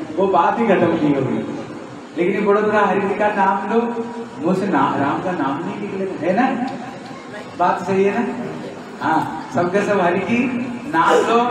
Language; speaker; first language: Hindi; native; Hindi